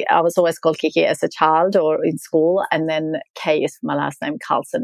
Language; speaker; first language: English; non-native, fluent; Swedish